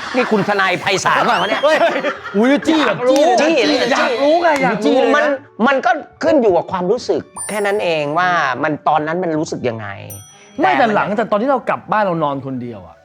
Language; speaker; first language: Thai; non-native, fluent; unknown